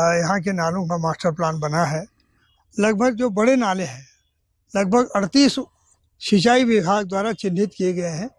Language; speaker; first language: Hindi; native; Hindi